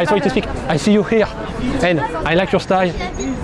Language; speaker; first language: English; non-native, learner; French